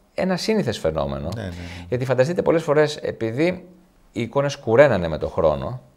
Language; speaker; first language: Greek; native; Greek